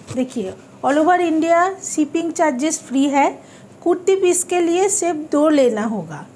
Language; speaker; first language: Hindi; non-native, local second language; Bangla